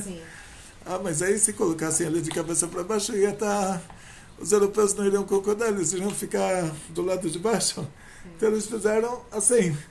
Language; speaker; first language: Portuguese; native; Portuguese